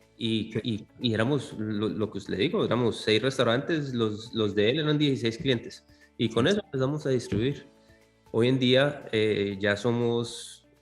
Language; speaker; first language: Spanish; native; Spanish